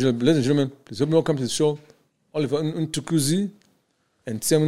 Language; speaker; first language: English; non-native, local second language; Shona